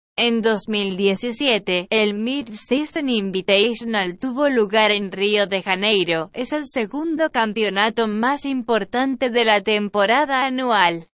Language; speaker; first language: Spanish; non-native, learner; Portuguese